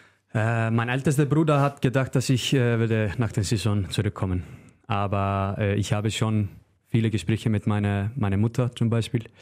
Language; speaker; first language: German; non-native, fluent; Icelandic